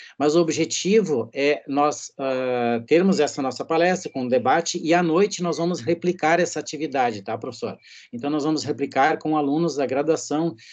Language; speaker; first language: Portuguese; native; Portuguese